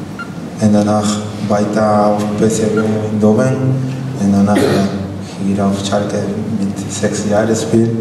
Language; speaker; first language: German; non-native, learner; Spanish